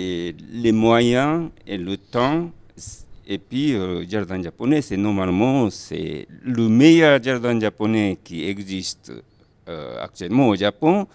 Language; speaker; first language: French; non-native, learner; Japanese